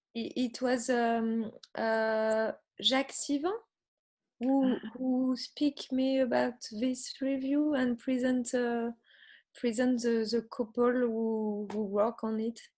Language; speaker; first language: English; non-native, learner; French